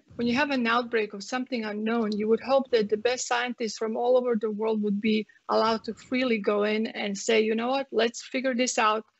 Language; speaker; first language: English; non-native, fluent; Croatian